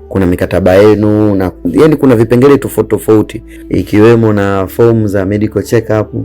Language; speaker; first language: Swahili; native; Swahili